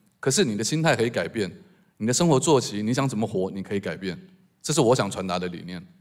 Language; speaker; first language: Chinese; native; Chinese